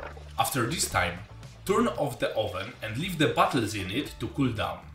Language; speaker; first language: English; non-native, fluent; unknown